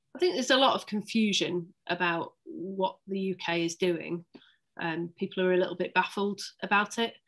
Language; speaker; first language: English; native; English